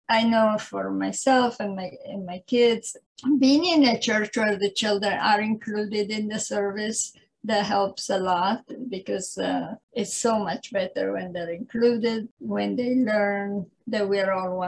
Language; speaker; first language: English; non-native, fluent; Italian